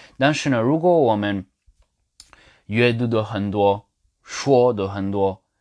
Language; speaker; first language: Chinese; non-native, learner; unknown